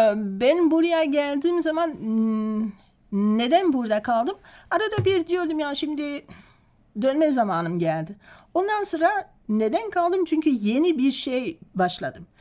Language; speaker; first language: Turkish; non-native, fluent; Dutch